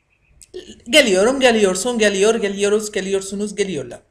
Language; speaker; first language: Turkish; non-native, fluent; Arabic